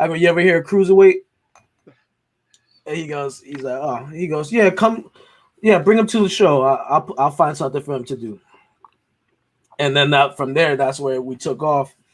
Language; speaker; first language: English; native; English